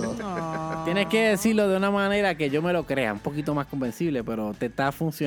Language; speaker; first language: Spanish; native; Spanish